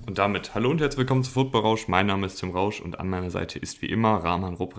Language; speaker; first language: German; native; German